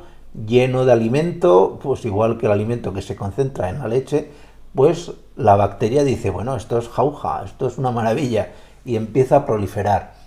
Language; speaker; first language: Spanish; native; Spanish